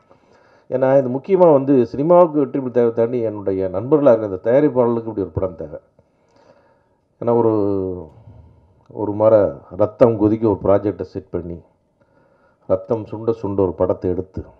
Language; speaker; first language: Tamil; native; Tamil